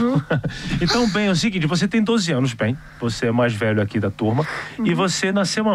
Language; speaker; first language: Portuguese; native; Portuguese